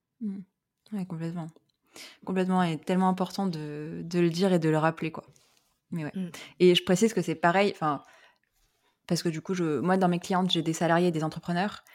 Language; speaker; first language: French; native; French